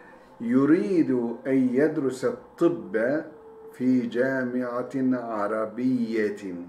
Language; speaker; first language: Arabic; non-native, fluent; Turkish